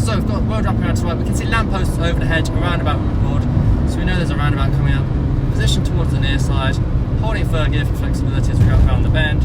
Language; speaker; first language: English; native; English